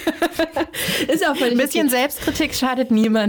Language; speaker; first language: German; native; German